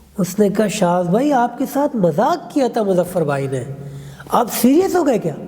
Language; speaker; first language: Urdu; non-native, local second language; Pashto